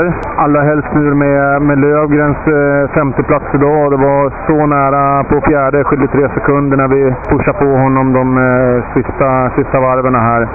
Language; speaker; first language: Swedish; native; Swedish